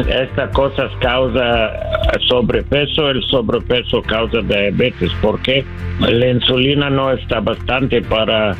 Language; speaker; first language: Spanish; non-native, learner; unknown